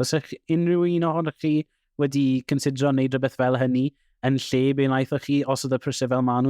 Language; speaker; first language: Welsh; native; Welsh